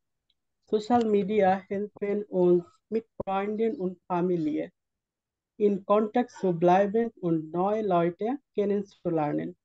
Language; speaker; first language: German; non-native, learner; Bangla